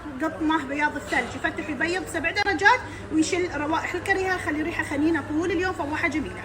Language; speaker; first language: Arabic; native; Arabic